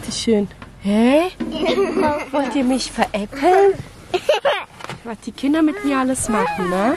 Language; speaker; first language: German; native; German